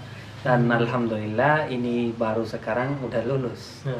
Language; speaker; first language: Indonesian; non-native, learner; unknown